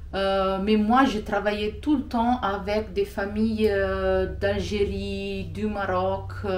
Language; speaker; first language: French; non-native, fluent; Italian